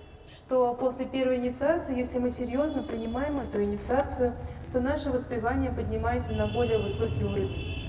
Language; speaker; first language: Russian; native; Russian